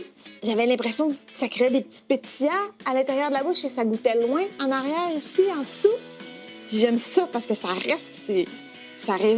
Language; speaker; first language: French; native; French